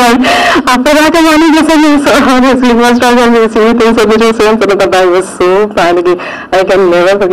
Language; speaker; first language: Telugu; native; Telugu